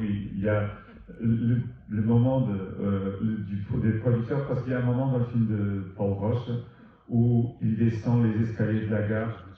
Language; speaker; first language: French; non-native, fluent; Portuguese